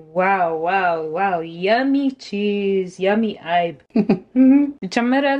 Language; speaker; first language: Amharic; non-native, learner; Arabic